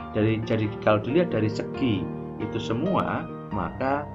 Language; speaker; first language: Malay; non-native, local second language; Javanese